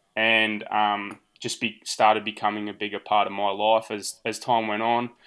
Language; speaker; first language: English; early bilingual, other home language; Portuguese